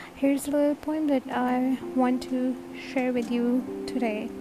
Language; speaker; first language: English; non-native, fluent; Turkish